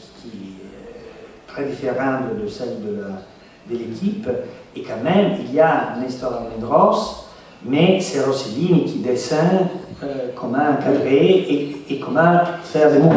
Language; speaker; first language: French; non-native, fluent; Italian